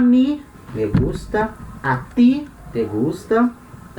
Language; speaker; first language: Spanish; non-native, fluent; Portuguese